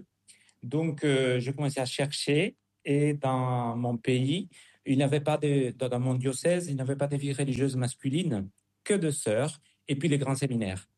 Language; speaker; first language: French; non-native, fluent; Spanish